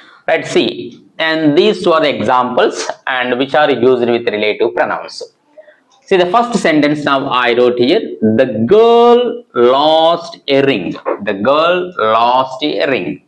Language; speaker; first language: English; non-native, local second language; Telugu